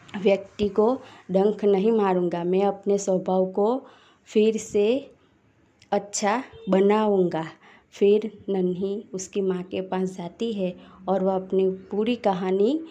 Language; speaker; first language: Hindi; non-native, local second language; Gujarati